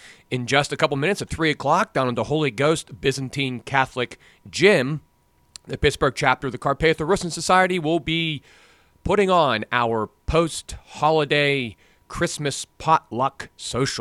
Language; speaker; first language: English; native; English